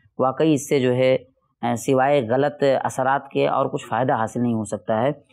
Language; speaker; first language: Urdu; native; Urdu